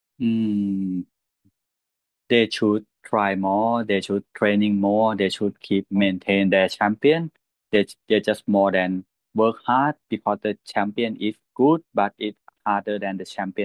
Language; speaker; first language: English; non-native, learner; Thai